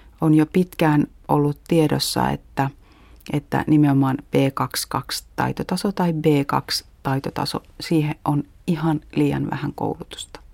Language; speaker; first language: Finnish; native; Finnish